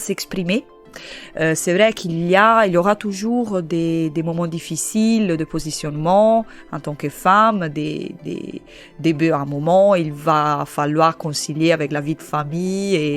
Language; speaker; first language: French; native; French